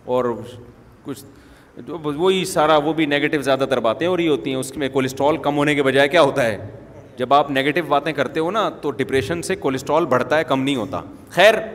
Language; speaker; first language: Urdu; native; Urdu